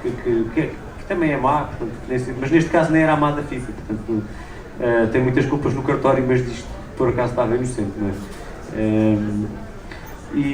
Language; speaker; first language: Portuguese; native; Portuguese